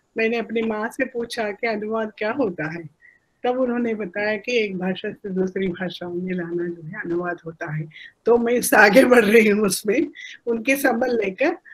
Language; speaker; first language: Hindi; non-native, local second language; Telugu